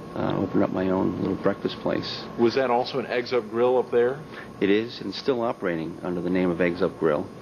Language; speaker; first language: English; native; English